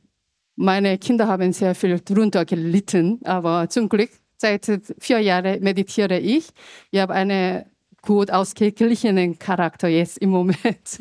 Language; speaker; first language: German; non-native, fluent; Korean